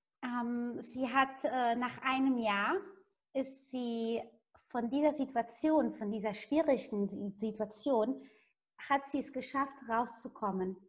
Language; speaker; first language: German; non-native, fluent; Italian